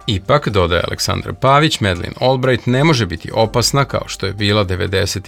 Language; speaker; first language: Serbian; native; Serbian